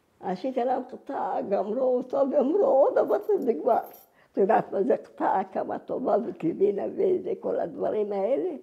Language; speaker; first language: Hebrew; non-native, fluent; Arabic